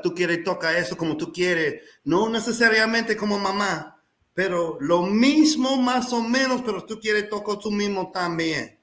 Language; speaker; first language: Spanish; early bilingual, other home language; English